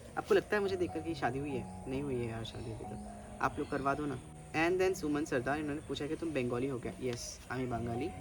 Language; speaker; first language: Hindi; non-native, local second language; Bangla